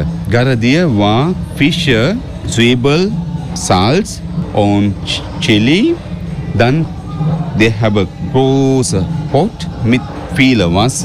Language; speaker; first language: German; non-native, learner; Sinhala